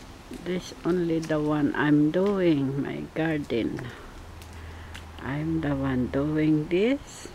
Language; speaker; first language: English; non-native, learner; Filipino